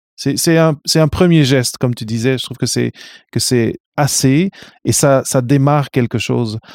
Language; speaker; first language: French; non-native, fluent; Portuguese